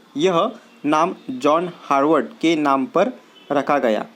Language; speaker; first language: Hindi; non-native, local second language; Marathi